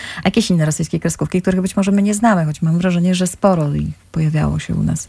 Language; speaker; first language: Polish; native; Polish